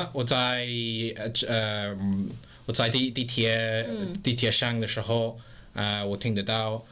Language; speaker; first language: Chinese; non-native, learner; English